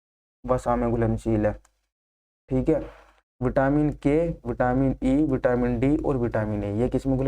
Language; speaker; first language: Hindi; native; Hindi